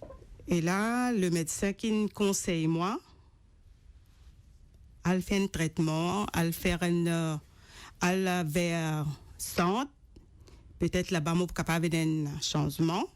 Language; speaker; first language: French; non-native, local second language; Morisyen